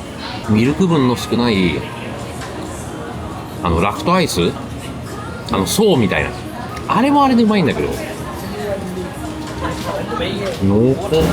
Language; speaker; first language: Japanese; native; Japanese